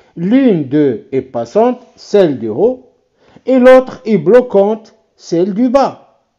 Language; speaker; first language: French; non-native, local second language; Arabic